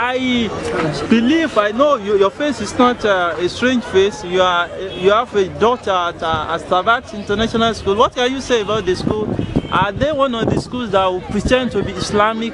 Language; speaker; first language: English; non-native, local second language; Yoruba